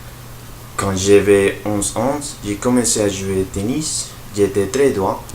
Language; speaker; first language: French; non-native, learner; Spanish